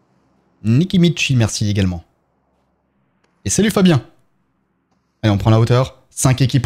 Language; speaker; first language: French; native; French